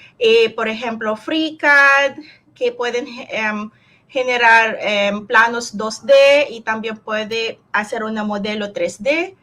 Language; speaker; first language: Spanish; non-native, fluent; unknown